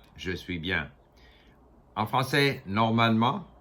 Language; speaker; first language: French; non-native, fluent; English